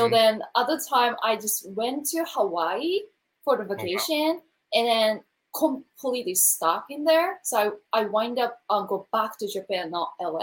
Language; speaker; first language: English; non-native, learner; Japanese